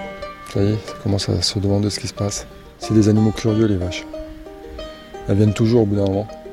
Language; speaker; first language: French; native; French